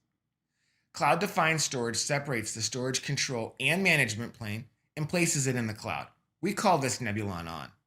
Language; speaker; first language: English; native; English